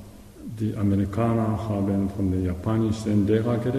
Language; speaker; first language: German; non-native, learner; Japanese